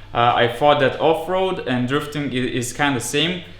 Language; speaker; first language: English; non-native, fluent; Lithuanian